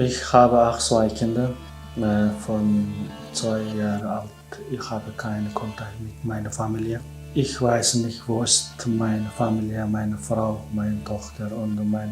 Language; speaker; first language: German; non-native, learner; Uyghur